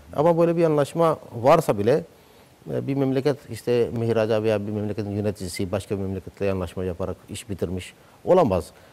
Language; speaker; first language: Turkish; non-native, fluent; Urdu